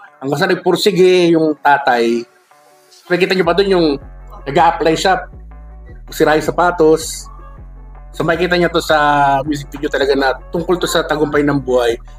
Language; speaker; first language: Filipino; non-native, local second language; Iloko